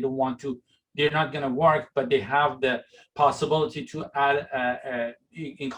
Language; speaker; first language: English; non-native, fluent; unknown